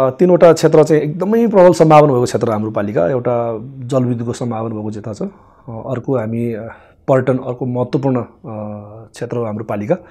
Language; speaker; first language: Nepali; non-native, local second language; Gurung